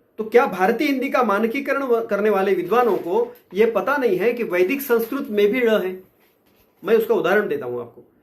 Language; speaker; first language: Hindi; non-native, local second language; Marathi